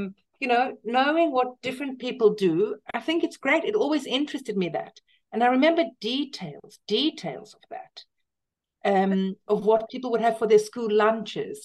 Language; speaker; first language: English; native; English